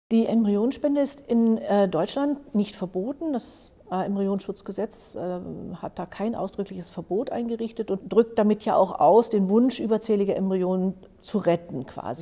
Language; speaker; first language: German; native; German